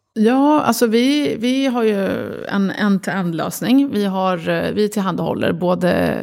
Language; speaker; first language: Swedish; early bilingual, other home language; Arabic